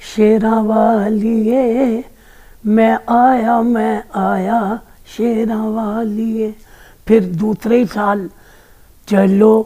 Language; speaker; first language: Hindi; native; Hindi